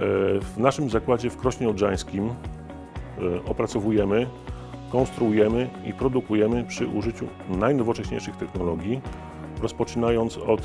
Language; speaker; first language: Polish; native; Polish